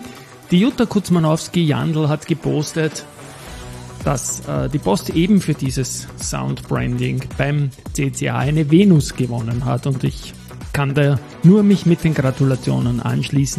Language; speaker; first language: German; native; German